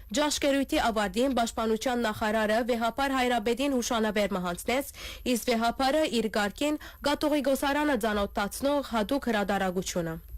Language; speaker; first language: Armenian; early bilingual, heritage; Armenian